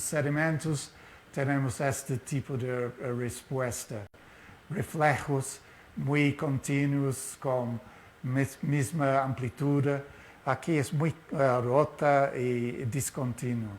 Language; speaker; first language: Portuguese; non-native, learner; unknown